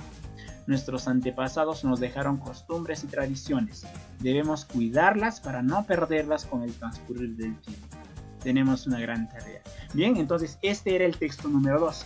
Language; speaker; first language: Spanish; native; Spanish